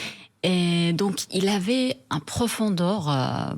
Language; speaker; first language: French; non-native, fluent; Persian